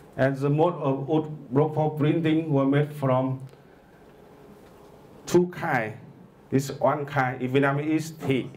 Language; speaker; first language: English; non-native, learner; Vietnamese